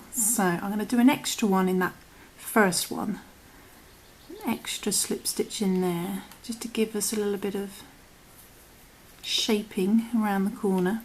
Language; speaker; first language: English; native; English